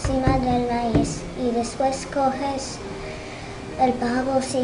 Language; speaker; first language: Spanish; non-native, learner; English